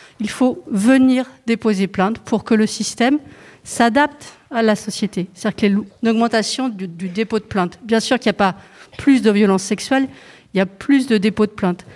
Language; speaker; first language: French; native; French